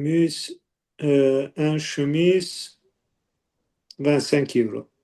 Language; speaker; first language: French; non-native, learner; Azerbaijani